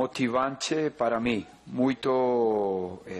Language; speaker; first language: Portuguese; non-native, learner; Spanish